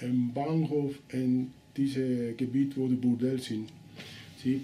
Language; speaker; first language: German; non-native, learner; Spanish